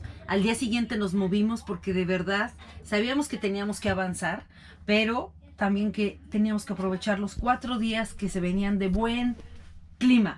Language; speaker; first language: Spanish; native; Spanish